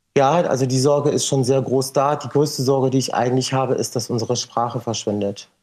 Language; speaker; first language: German; native; German